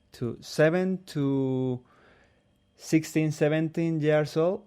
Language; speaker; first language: English; non-native, learner; Spanish